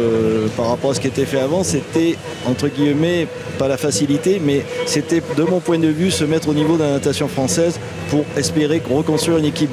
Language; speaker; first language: French; native; French